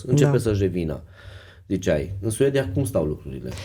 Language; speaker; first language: Romanian; native; Romanian